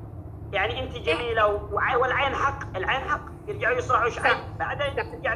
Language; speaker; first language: Arabic; native; Arabic